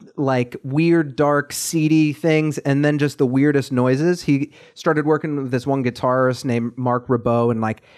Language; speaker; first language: English; native; English